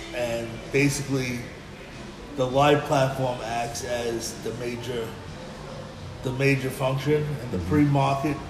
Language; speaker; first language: English; native; English